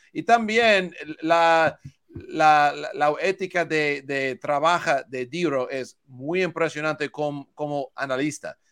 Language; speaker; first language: Spanish; non-native, learner; English